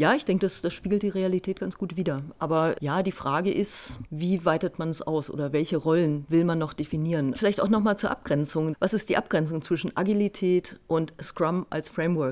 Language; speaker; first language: German; native; German